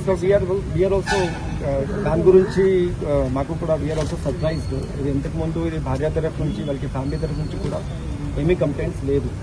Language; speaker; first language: Telugu; non-native, learner; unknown